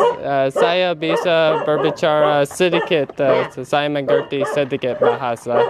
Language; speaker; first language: Indonesian; non-native, learner; English